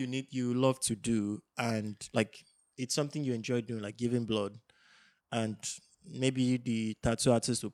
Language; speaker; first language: English; non-native, local second language; Yoruba